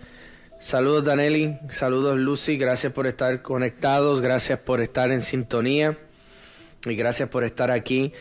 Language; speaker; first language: Spanish; native; Spanish